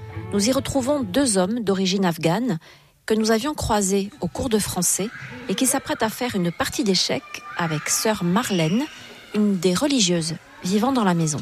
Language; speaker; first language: French; native; French